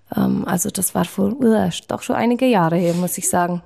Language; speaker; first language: German; native; German